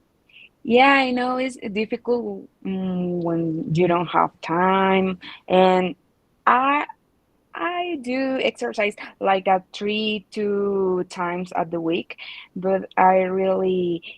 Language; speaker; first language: English; non-native, learner; Spanish